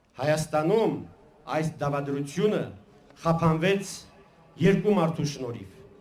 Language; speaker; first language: Armenian; native; Armenian